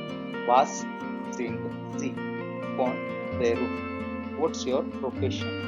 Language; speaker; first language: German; non-native, learner; Hindi